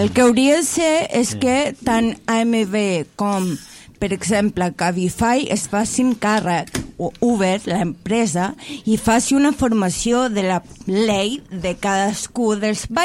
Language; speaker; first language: Catalan; native; Catalan